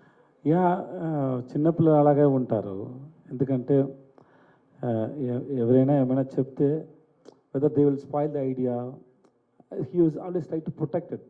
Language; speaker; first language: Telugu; non-native, learner; Tamil